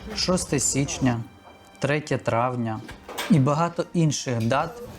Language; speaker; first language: Ukrainian; native; Ukrainian